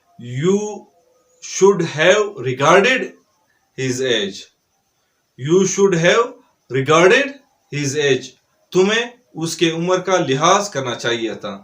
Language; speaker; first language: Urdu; non-native, local second language; Pashto